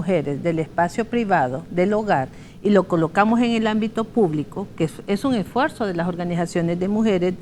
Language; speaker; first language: Spanish; native; Spanish